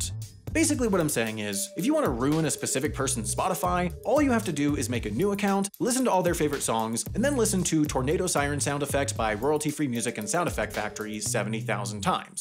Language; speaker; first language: English; native; English